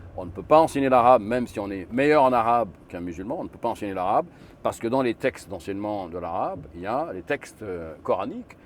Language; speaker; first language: French; non-native, fluent; Arabic